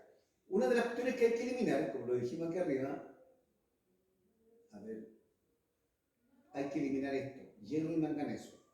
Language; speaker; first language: Spanish; native; Spanish